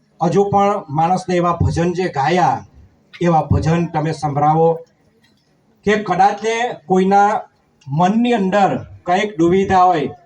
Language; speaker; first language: Gujarati; non-native, local second language; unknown